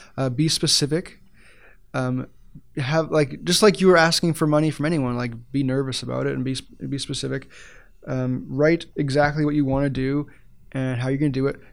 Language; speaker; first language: English; native; English